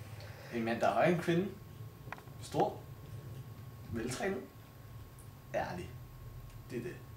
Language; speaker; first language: Danish; early bilingual, other home language; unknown